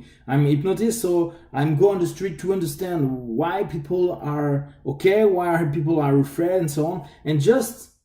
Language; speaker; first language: English; non-native, fluent; French